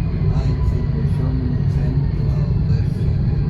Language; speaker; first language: German; non-native, fluent; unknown